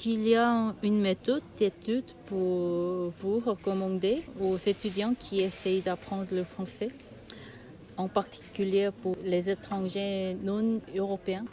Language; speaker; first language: French; non-native, learner; Korean